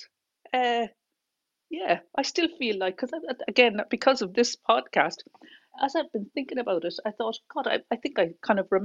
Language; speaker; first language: English; native; English